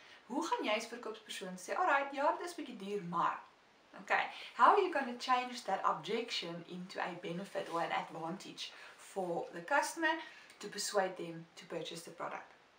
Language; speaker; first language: English; non-native, local second language; Afrikaans